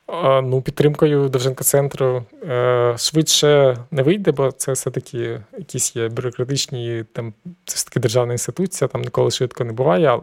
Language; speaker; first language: Ukrainian; native; Ukrainian